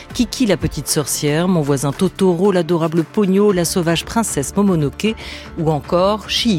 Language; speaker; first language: French; native; French